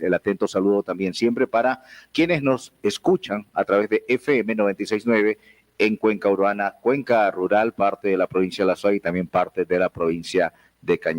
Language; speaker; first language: Spanish; native; Spanish